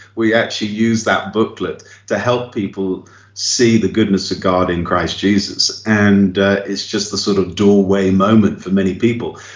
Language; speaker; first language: English; native; English